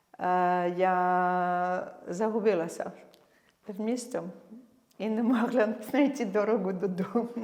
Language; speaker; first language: Ukrainian; non-native, fluent; French